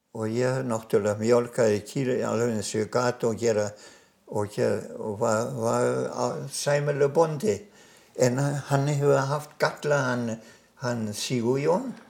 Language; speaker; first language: Icelandic; non-native, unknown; German